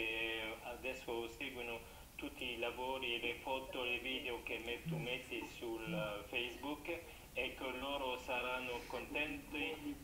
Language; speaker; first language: Italian; non-native, learner; French